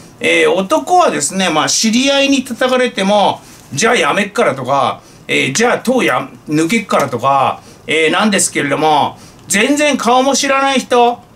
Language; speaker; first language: Japanese; native; Japanese